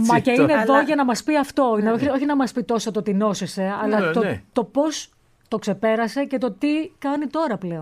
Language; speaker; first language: Greek; native; Greek